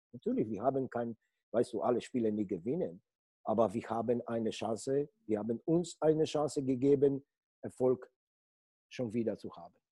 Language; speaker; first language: German; non-native, fluent; Polish